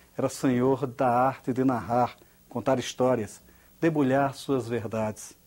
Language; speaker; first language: Portuguese; native; Portuguese